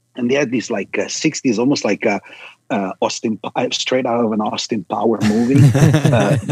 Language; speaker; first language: English; non-native, fluent; Italian